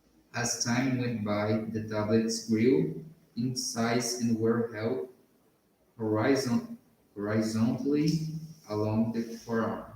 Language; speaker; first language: English; non-native, learner; Portuguese